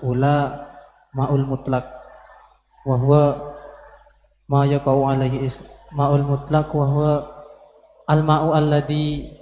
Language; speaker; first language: Arabic; non-native, learner; Indonesian